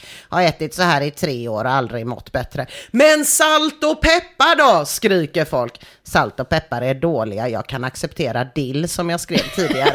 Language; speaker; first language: Swedish; native; Swedish